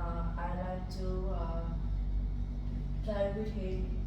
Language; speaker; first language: English; non-native, learner; Vietnamese